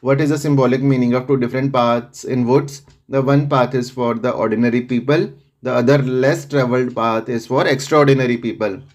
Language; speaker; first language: English; non-native, local second language; Punjabi